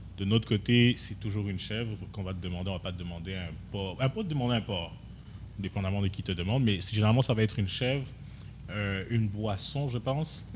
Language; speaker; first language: French; early bilingual, other home language; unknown